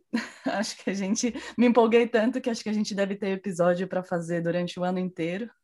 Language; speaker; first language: Portuguese; native; Portuguese